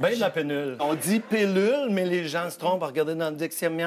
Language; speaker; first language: French; native; French